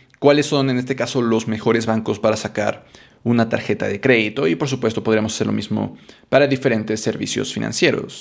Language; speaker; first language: Spanish; native; Spanish